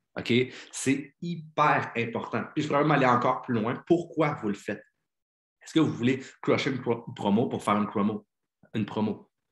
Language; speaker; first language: French; native; French